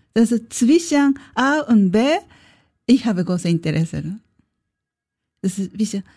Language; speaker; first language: German; non-native, learner; Japanese